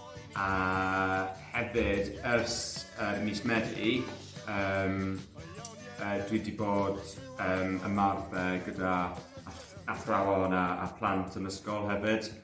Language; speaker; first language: Welsh; non-native, learner; English